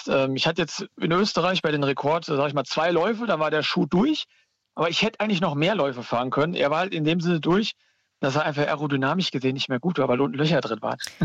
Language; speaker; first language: German; native; German